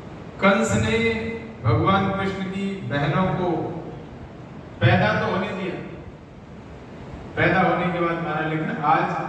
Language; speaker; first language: Hindi; native; Hindi